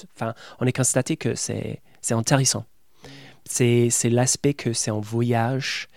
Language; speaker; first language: French; non-native, fluent; English